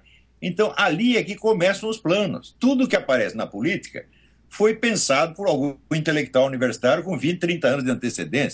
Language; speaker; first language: Portuguese; native; Portuguese